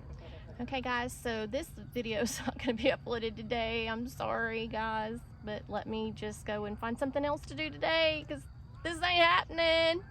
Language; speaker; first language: English; native; English